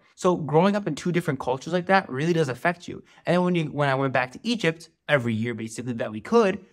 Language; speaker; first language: English; native; English